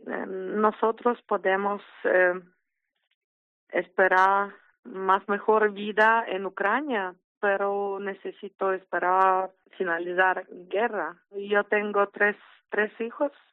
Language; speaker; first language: Spanish; non-native, learner; Ukrainian